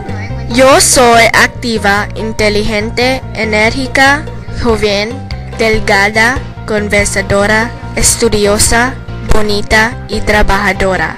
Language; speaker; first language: Spanish; non-native, learner; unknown